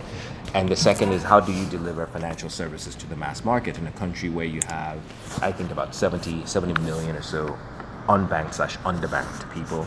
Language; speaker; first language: English; non-native, local second language; Yoruba